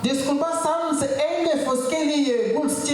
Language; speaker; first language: Danish; non-native, learner; French